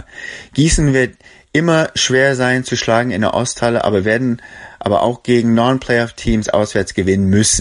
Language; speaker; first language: German; native; German